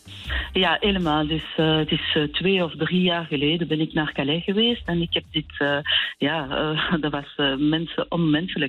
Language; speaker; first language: Dutch; non-native, local second language; French